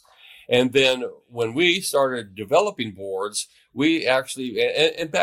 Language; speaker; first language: English; native; English